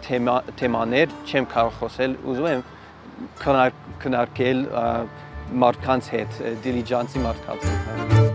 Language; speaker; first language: Armenian; non-native, learner; English